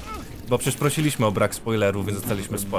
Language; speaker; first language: Polish; native; Polish